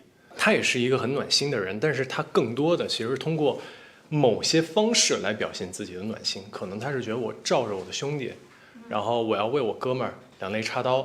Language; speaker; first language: Chinese; native; Chinese